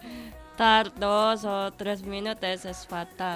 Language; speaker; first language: Catalan; non-native, learner; Indonesian